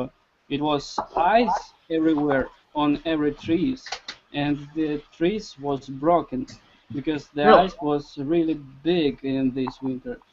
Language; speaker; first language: English; non-native, learner; Russian